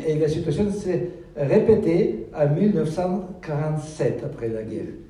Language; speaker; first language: French; non-native, fluent; Russian